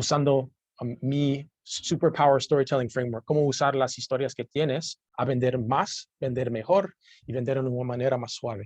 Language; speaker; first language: Spanish; non-native, learner; English